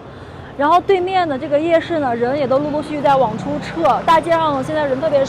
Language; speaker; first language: Chinese; native; Chinese